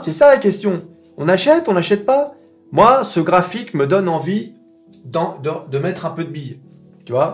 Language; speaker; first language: French; native; French